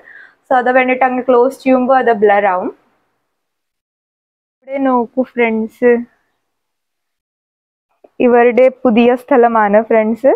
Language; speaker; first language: Malayalam; non-native, learner; Hindi